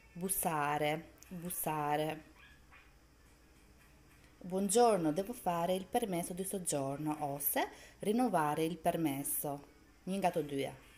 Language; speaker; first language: Italian; non-native, fluent; Albanian